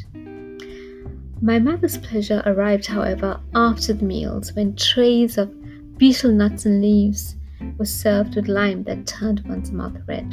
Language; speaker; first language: English; native; English